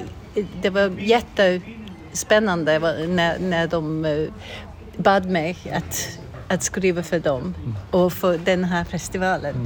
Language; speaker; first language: Swedish; non-native, fluent; English